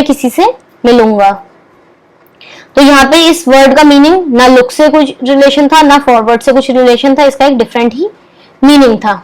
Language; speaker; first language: Hindi; native; Hindi